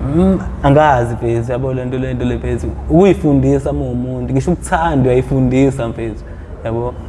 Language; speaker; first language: Zulu; native; Zulu